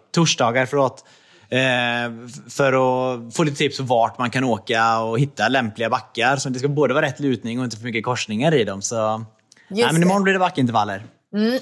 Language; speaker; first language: Swedish; native; Swedish